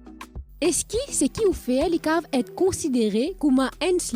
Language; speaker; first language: French; non-native, local second language; Morisyen